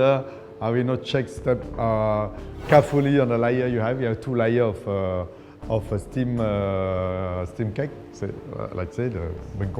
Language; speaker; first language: English; non-native, fluent; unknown